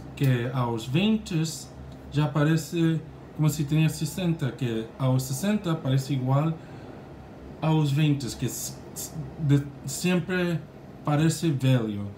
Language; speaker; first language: Portuguese; non-native, learner; English